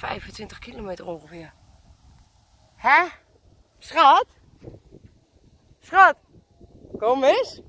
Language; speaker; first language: Dutch; native; Dutch